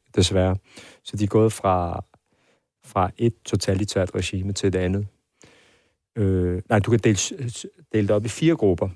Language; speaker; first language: Danish; early bilingual, other home language; Persian